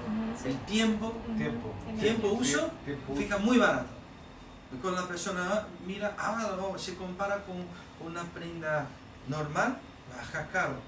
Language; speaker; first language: Spanish; non-native, learner; Portuguese